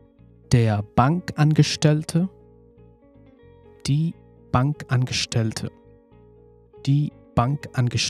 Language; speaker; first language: German; non-native, fluent; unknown